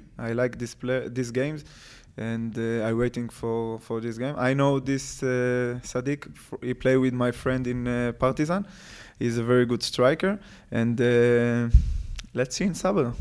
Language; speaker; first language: English; non-native, learner; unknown